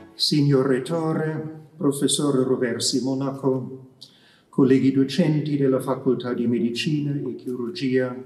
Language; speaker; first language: Italian; non-native, fluent; German